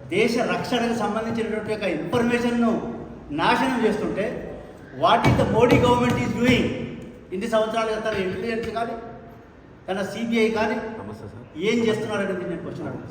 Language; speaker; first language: Telugu; non-native, local second language; Lambadi